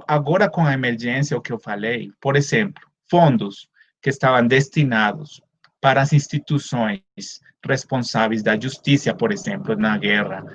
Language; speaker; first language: Portuguese; non-native, fluent; Spanish